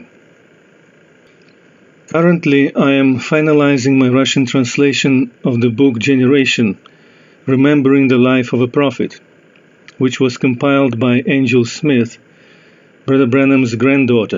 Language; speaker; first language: English; non-native, fluent; Russian